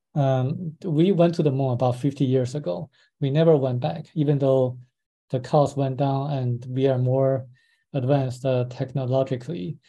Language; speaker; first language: English; non-native, fluent; Chinese